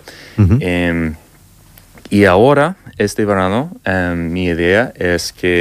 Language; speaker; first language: Spanish; non-native, fluent; English